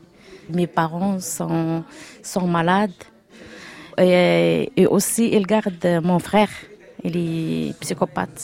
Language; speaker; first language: French; non-native, learner; Arabic